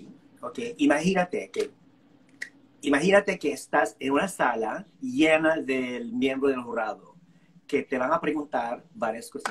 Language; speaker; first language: Spanish; non-native, fluent; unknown